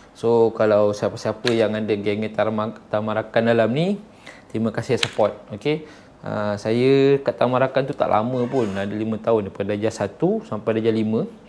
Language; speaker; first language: Malay; native; Malay